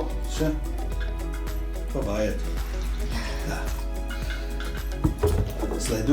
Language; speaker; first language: Russian; non-native, learner; English